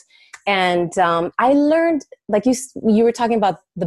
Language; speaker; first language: English; early bilingual, other home language; Spanish